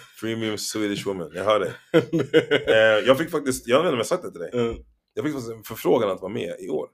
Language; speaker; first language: Swedish; native; Swedish